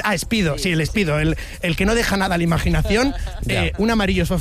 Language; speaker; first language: Spanish; native; Spanish